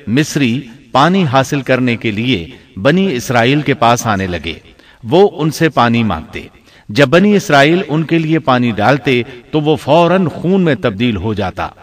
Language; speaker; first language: Urdu; native; Urdu